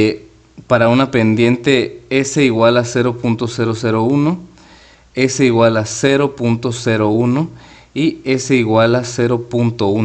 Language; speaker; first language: Spanish; native; Spanish